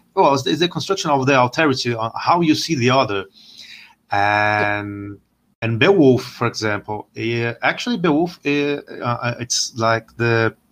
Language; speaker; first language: English; non-native, fluent; Portuguese